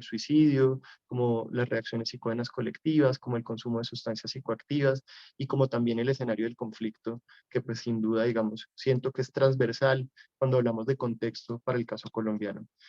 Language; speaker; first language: Spanish; native; Spanish